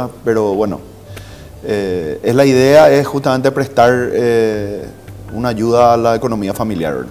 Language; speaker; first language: Spanish; native; Spanish